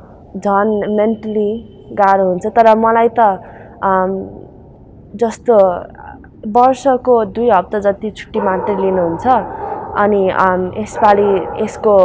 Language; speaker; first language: Nepali; early bilingual, heritage; Nepali